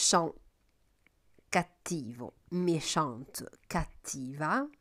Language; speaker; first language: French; non-native, fluent; Italian